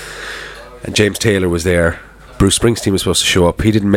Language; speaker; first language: English; native; English